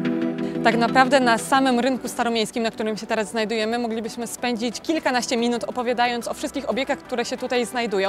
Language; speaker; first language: Polish; native; Polish